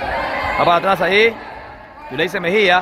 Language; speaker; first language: Spanish; native; Spanish